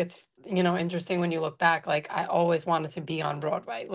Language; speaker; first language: English; native; English